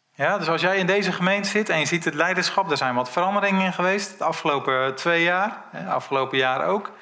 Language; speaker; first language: Dutch; native; Dutch